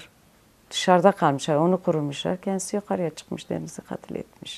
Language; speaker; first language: Turkish; non-native, local second language; Kurdish